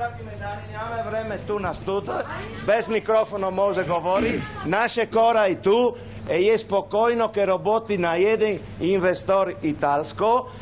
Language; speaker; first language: Bulgarian; non-native, learner; Italian